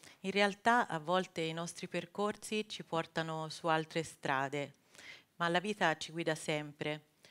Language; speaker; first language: Italian; native; Italian